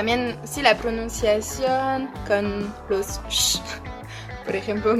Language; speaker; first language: Spanish; non-native, learner; French